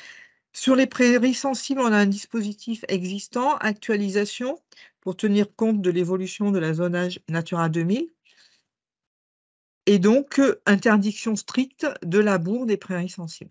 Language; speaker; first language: French; native; French